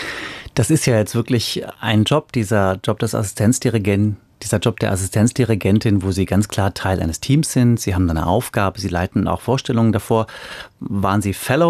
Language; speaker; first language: German; native; German